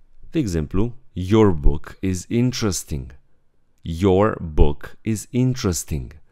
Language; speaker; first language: English; non-native, fluent; Romanian